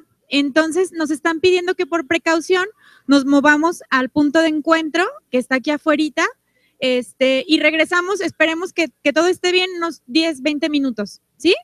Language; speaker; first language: Spanish; native; Spanish